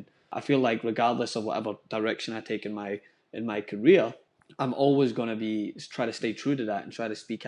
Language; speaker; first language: English; native; English